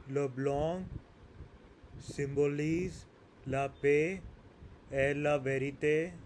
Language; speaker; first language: French; non-native, learner; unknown